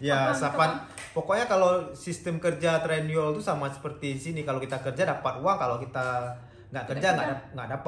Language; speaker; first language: Indonesian; native; Indonesian